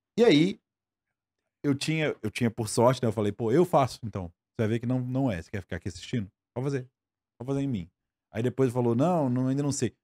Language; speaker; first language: Portuguese; native; Portuguese